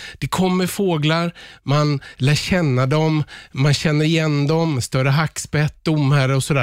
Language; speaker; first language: Swedish; native; Swedish